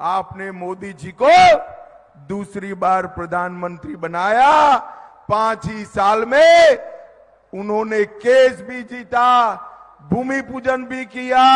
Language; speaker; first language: Hindi; non-native, local second language; Gujarati